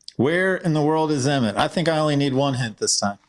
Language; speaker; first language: English; native; English